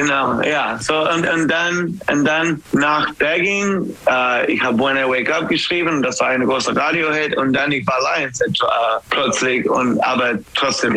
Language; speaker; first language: German; non-native, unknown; English